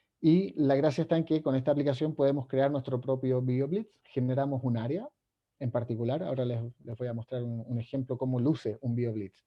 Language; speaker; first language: Spanish; native; Spanish